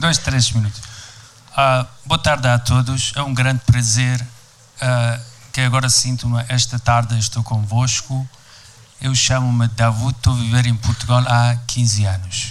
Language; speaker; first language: Portuguese; non-native, fluent; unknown